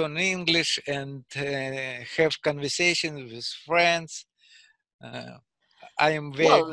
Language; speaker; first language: English; non-native, learner; Russian